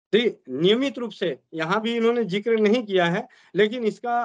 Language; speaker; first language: Hindi; native; Hindi